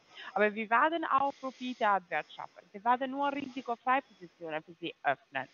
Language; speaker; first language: German; non-native, fluent; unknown